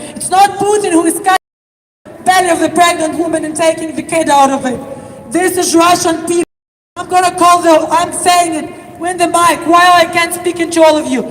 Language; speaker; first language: English; non-native, fluent; Ukrainian